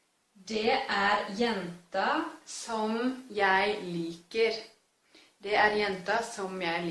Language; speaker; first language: Norwegian; non-native, learner; English